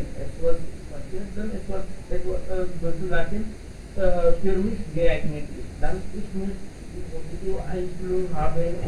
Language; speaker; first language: German; non-native, learner; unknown